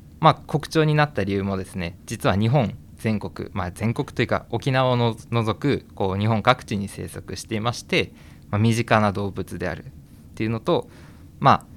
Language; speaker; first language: Japanese; native; Japanese